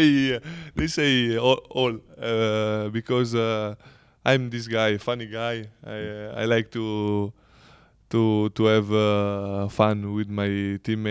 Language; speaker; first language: English; non-native, learner; Italian